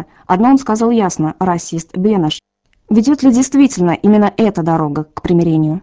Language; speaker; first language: Russian; native; Russian